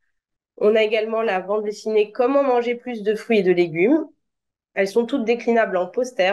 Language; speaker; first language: French; native; French